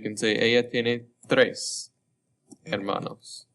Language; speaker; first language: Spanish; non-native, fluent; English